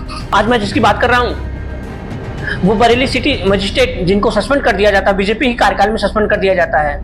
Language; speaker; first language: Hindi; native; Hindi